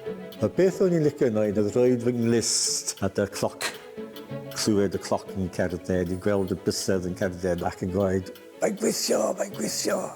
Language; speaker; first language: Welsh; native; Welsh